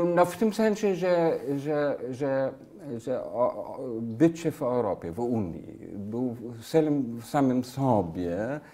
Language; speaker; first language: Polish; non-native, fluent; English